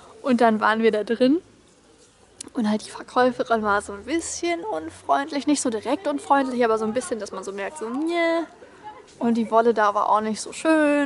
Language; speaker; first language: German; native; German